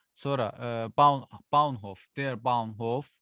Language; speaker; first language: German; non-native, learner; Azerbaijani